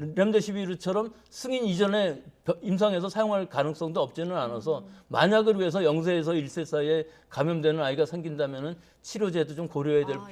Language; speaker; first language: Korean; native; Korean